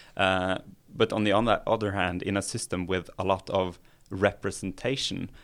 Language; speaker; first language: English; non-native, fluent; Norwegian